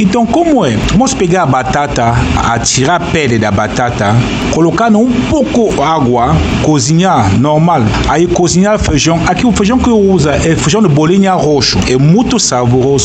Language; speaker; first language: Portuguese; non-native, fluent; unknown